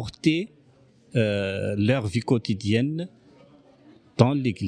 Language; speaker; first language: French; non-native, local second language; Malagasy